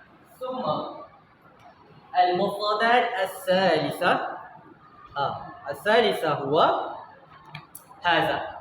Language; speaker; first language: Arabic; non-native, learner; Malay